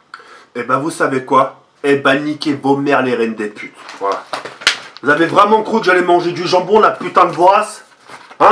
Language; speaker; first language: French; native; French